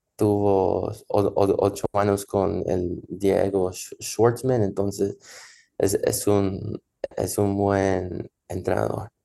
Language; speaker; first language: Spanish; early bilingual, heritage; Spanish